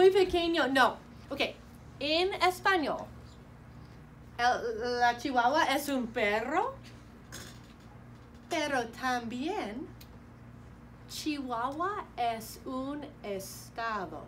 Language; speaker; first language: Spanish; non-native, fluent; English